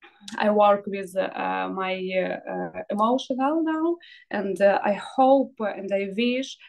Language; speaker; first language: English; non-native, learner; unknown